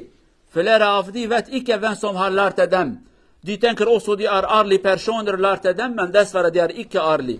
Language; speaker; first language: Norwegian; non-native, learner; Kurdish